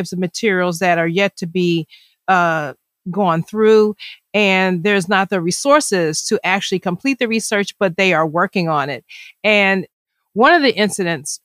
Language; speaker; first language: English; native; English